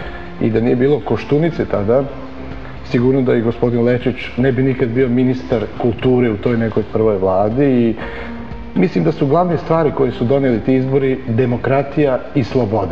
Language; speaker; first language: Serbian; native; Serbian